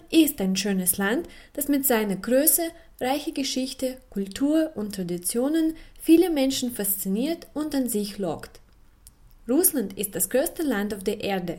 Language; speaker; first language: German; non-native, fluent; Russian